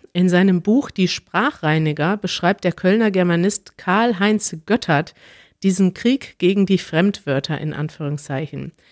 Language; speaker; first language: German; native; German